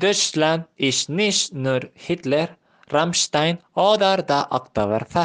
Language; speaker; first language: German; non-native, learner; Spanish